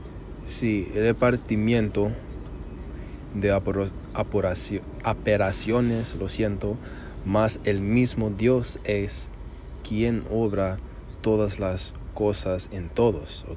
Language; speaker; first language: Spanish; non-native, learner; English